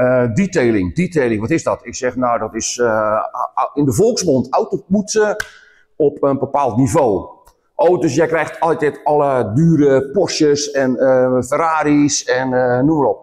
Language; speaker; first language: Dutch; native; Dutch